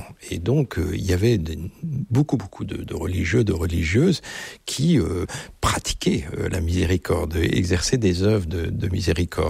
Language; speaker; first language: French; native; French